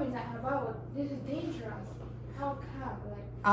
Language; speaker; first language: English; non-native, learner; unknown